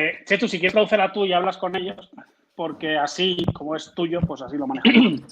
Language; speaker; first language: Spanish; native; Spanish